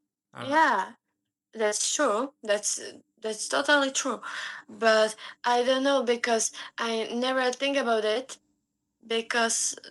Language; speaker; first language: English; non-native, learner; Slovak